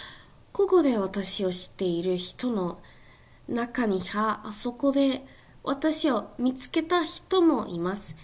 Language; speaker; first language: Japanese; non-native, learner; English